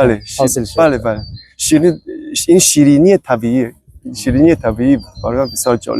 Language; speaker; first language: Persian; non-native, fluent; Chinese